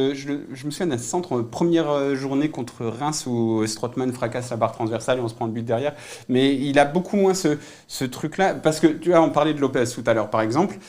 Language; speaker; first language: French; native; French